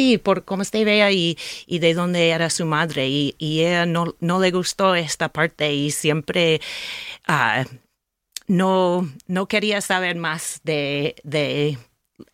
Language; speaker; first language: Spanish; non-native, learner; English